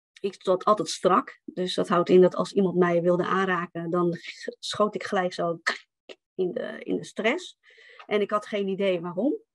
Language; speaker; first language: Dutch; native; Dutch